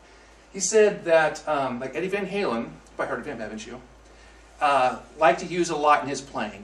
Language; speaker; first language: English; native; English